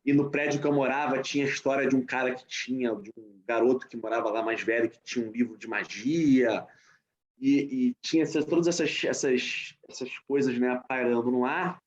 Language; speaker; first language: Portuguese; native; Portuguese